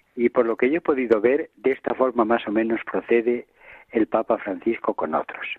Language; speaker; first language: Spanish; native; Spanish